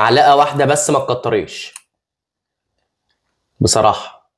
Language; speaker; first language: Arabic; native; Arabic